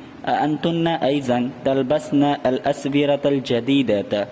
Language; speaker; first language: Arabic; non-native, fluent; Urdu